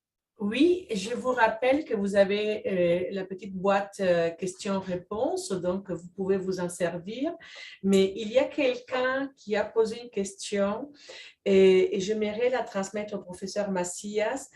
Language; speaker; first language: French; non-native, fluent; Spanish